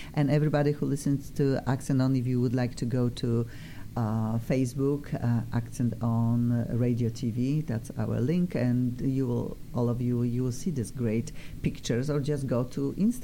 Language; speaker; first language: English; non-native, fluent; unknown